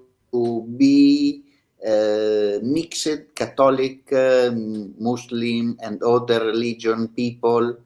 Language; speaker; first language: English; non-native, learner; Italian